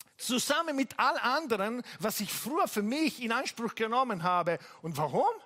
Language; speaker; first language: German; non-native, fluent; Italian